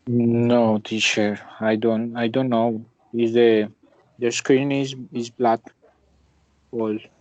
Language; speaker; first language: English; non-native, learner; Spanish